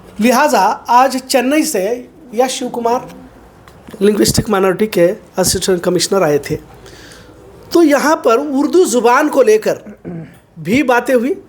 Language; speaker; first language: Hindi; non-native, local second language; Urdu